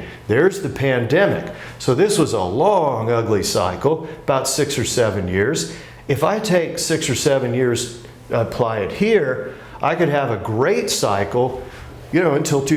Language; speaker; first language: English; native; English